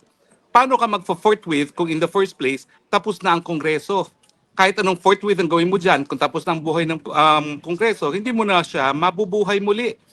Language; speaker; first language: Filipino; native; Filipino